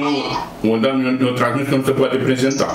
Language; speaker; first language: Romanian; native; Romanian